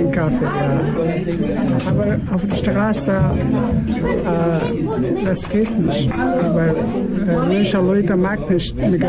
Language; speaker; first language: German; non-native, learner; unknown